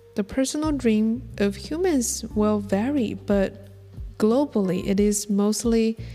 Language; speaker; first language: English; non-native, fluent; Chinese